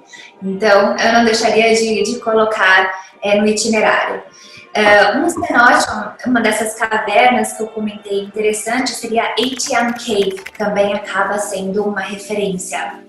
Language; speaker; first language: Portuguese; native; Portuguese